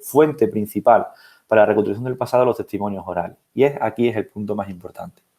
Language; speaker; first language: Spanish; native; Spanish